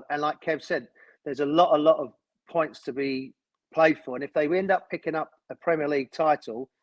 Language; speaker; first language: English; native; English